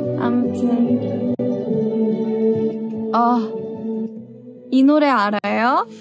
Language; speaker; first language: Korean; early bilingual, heritage; English